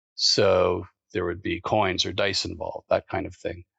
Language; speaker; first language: English; native; English